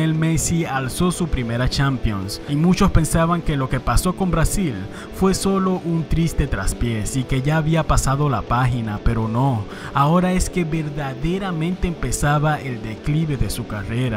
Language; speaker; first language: Spanish; native; Spanish